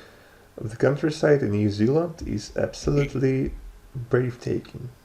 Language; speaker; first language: English; non-native, learner; Russian